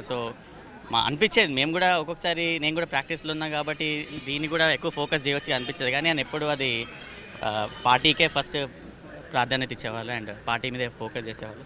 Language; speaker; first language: Telugu; native; Telugu